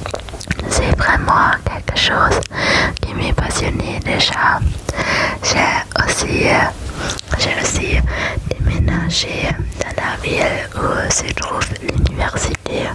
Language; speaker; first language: French; non-native, learner; German